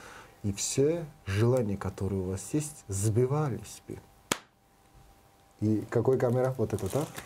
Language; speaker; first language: Russian; non-native, learner; Georgian